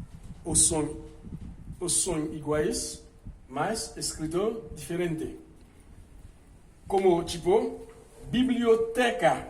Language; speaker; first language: Portuguese; non-native, fluent; Haitian Creole